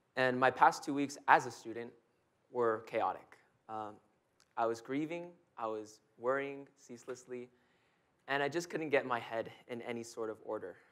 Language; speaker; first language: English; native; English